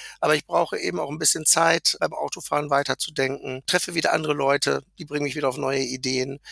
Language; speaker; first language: German; native; German